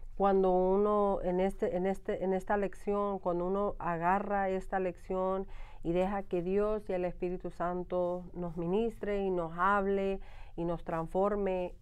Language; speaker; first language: Spanish; early bilingual, heritage; Spanish